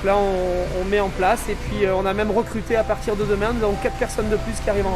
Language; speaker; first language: French; native; French